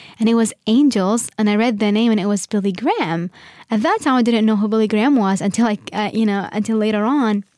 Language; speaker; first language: English; non-native, fluent; Arabic